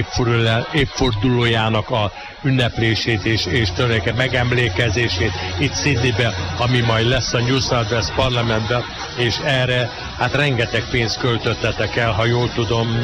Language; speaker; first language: Hungarian; native; Hungarian